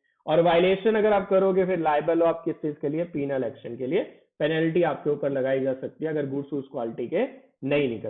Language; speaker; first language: Hindi; native; Hindi